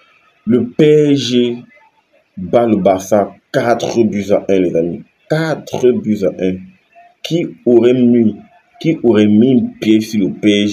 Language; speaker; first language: French; native; French